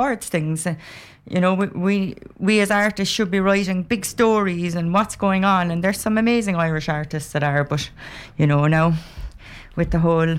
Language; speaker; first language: English; native; English